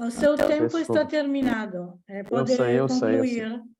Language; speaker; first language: Portuguese; non-native, learner; Italian